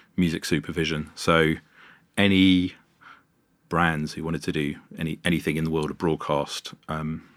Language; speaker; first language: English; native; English